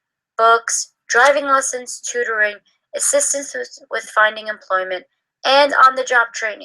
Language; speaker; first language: English; native; English